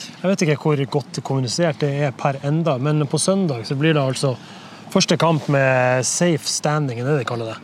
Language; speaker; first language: Norwegian; native; Norwegian